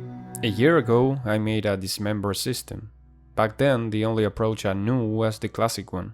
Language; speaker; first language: English; non-native, fluent; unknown